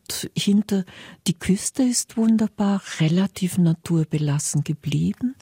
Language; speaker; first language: German; native; German